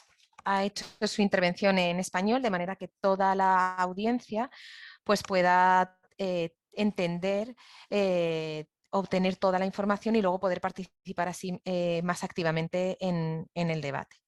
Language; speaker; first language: Spanish; native; Spanish